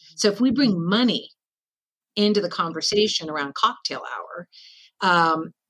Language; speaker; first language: English; native; English